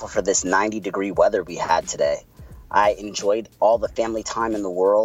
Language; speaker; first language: English; non-native, fluent; Spanish